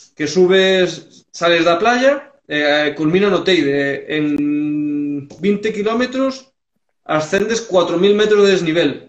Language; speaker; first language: Galician; early bilingual, heritage; Galician